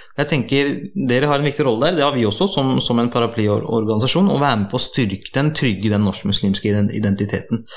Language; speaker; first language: Norwegian; early bilingual, other home language; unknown